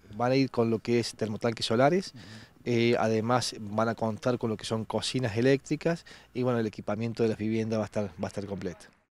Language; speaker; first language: Spanish; native; Spanish